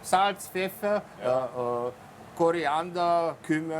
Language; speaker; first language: German; non-native, fluent; Slovak